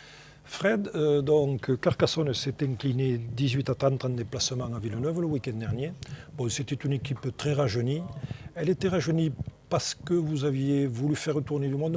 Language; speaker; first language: French; native; French